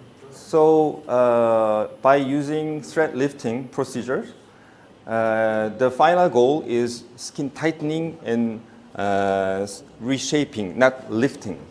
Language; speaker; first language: English; non-native, fluent; Korean